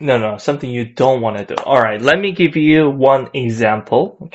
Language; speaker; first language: English; non-native, fluent; Korean